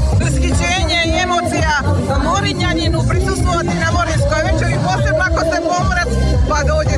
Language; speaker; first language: Serbian; native; Serbian